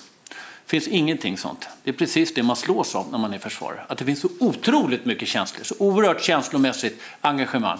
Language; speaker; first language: Swedish; native; Swedish